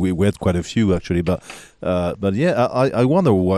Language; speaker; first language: English; non-native, fluent; French